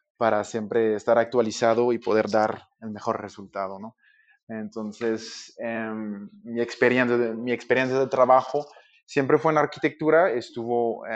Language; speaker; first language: Spanish; non-native, fluent; French